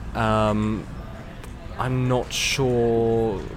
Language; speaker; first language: English; non-native, fluent; German